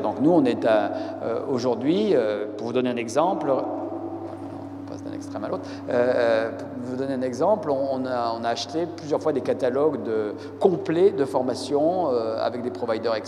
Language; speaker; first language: French; native; French